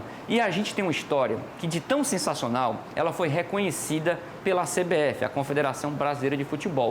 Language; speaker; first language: Portuguese; native; Portuguese